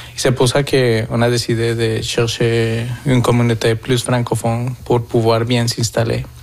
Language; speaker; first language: French; non-native, fluent; Spanish